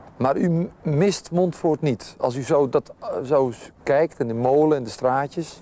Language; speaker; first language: Dutch; native; Dutch